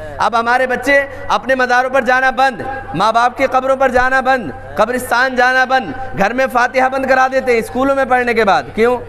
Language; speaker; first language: Urdu; native; Urdu